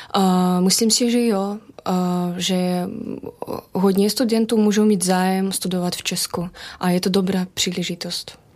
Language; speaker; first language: Czech; non-native, fluent; Belarusian